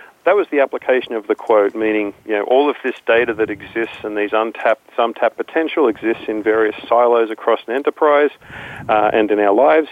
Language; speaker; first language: English; native; English